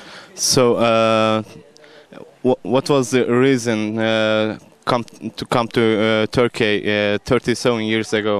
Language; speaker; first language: English; non-native, learner; Turkish